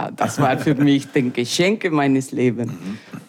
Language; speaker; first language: German; non-native, learner; Spanish